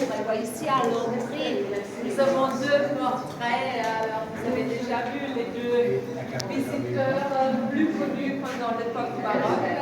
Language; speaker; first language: French; non-native, fluent; German